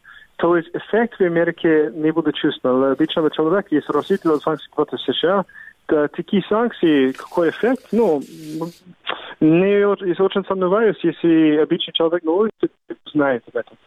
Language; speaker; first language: Russian; non-native, fluent; English